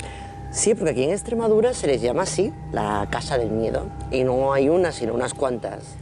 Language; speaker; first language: Spanish; native; Spanish